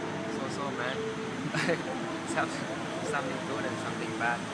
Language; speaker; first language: English; non-native, learner; Thai